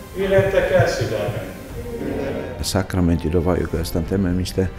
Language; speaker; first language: Finnish; non-native, fluent; Polish